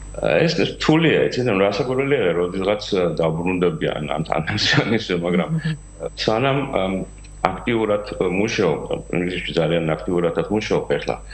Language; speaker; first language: Georgian; native; Georgian